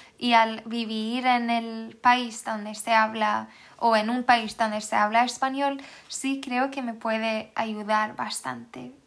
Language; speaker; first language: Spanish; non-native, fluent; Swedish